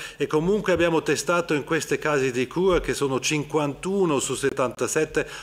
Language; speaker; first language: Italian; non-native, local second language; German